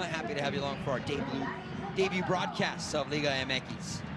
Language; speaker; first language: English; native; English